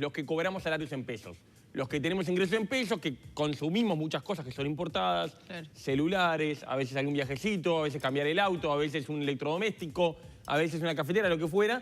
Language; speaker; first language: Spanish; native; Spanish